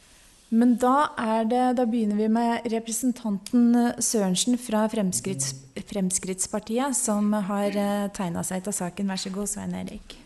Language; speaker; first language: Norwegian; native; Norwegian